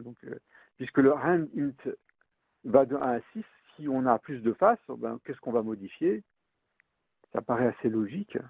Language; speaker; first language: French; native; French